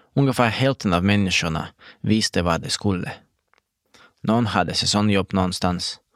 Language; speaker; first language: Swedish; non-native, fluent; Russian